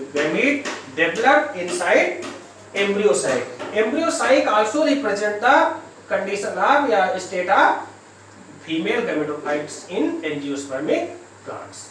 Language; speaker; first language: English; non-native, local second language; Hindi